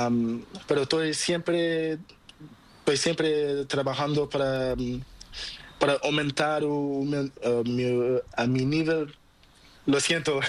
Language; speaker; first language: Spanish; non-native, learner; Portuguese